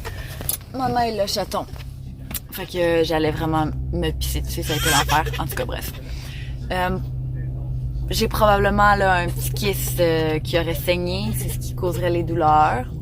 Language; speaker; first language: French; native; French